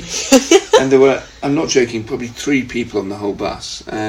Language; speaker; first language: English; native; English